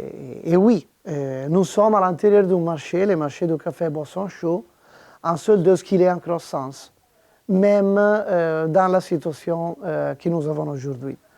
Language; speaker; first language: French; non-native, fluent; Italian